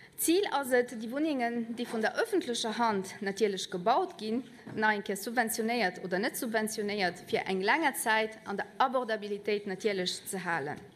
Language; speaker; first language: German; non-native, local second language; Luxembourgish